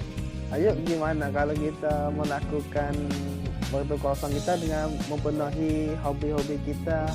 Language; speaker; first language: Indonesian; non-native, learner; Thai